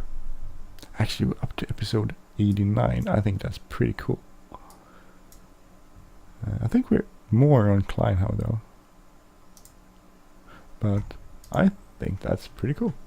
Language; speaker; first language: English; non-native, fluent; Swedish